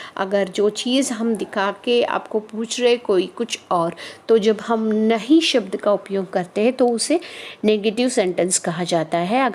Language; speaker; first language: Hindi; non-native, local second language; Kannada